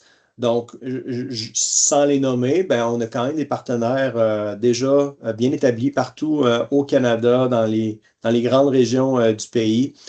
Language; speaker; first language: French; native; French